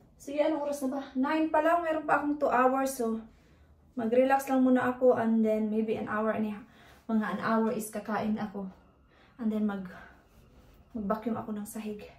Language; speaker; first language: Filipino; native; Filipino